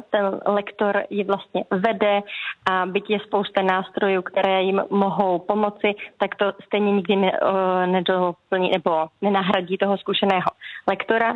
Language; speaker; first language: Czech; native; Czech